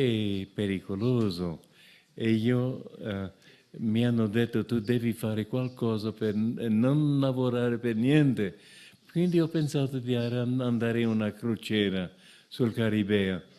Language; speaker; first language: Italian; non-native, fluent; English